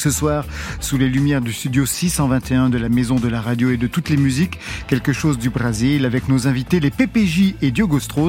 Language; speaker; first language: French; native; French